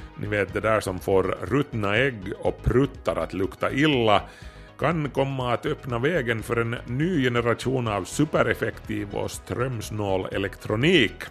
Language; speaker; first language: Swedish; native; Swedish